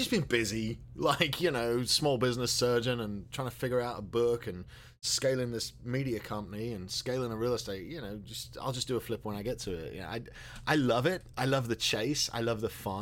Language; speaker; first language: English; native; English